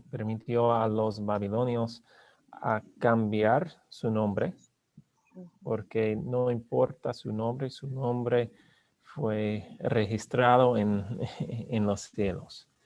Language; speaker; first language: Spanish; non-native, learner; English